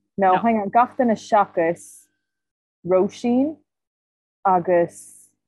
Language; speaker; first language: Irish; non-native, local second language; English